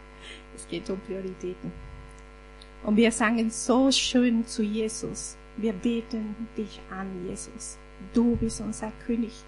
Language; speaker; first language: German; non-native, fluent; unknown